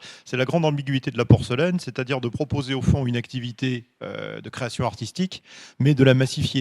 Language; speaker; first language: French; native; French